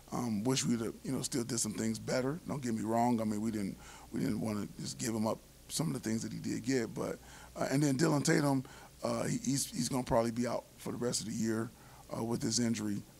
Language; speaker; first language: English; native; English